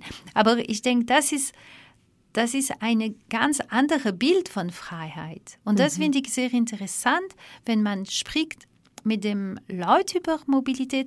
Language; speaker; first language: German; non-native, learner; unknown